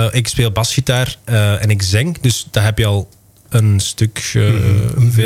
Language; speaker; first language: Dutch; non-native, local second language; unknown